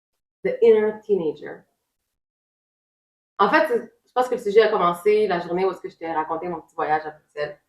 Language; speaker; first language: French; native; French